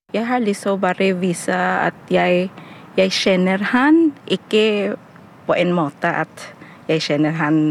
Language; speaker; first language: Norwegian; non-native, fluent; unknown